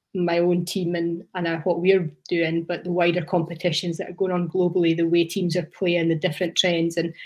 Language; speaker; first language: English; native; English